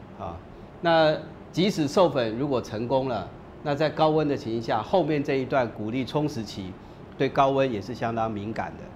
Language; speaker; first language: Chinese; native; Chinese